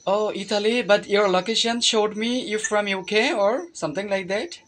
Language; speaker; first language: English; non-native, fluent; Bangla